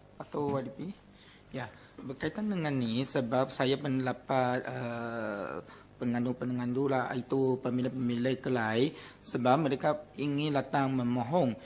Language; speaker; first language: Malay; non-native, local second language; Chinese